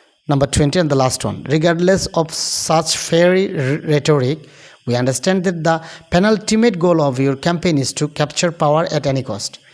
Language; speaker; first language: English; non-native, local second language; Bangla